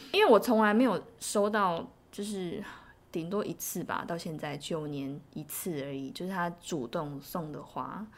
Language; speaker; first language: Chinese; native; Chinese